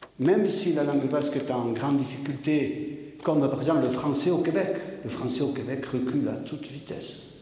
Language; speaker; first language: French; non-native, local second language; Basque